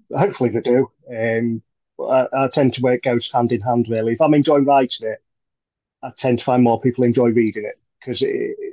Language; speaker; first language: English; native; English